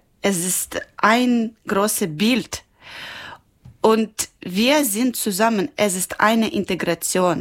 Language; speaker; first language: German; non-native, learner; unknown